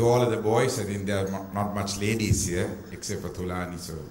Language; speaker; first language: English; non-native, local second language; Sinhala